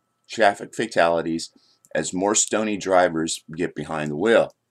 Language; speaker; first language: English; native; English